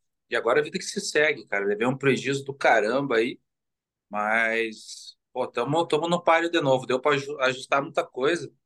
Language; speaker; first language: Portuguese; native; Portuguese